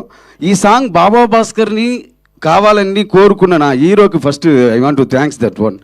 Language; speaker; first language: Telugu; early bilingual, other home language; Tamil